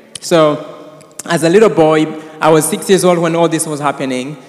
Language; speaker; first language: English; non-native, local second language; Kinyarwanda